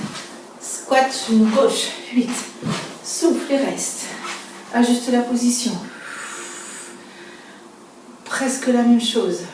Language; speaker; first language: French; native; French